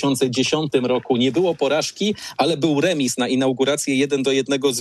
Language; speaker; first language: Polish; native; Polish